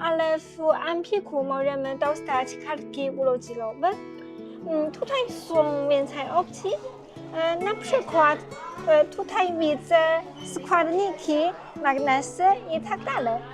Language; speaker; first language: Polish; non-native, fluent; Chinese